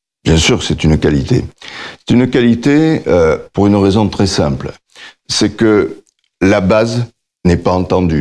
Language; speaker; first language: French; native; French